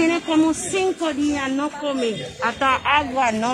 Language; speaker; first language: Spanish; non-native, learner; Haitian Creole